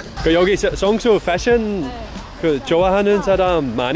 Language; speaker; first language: Korean; non-native, learner; Dutch